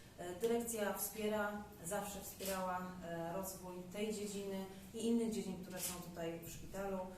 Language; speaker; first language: Polish; native; Polish